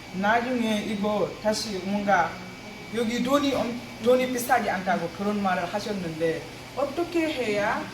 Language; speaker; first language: Korean; non-native, learner; Wolof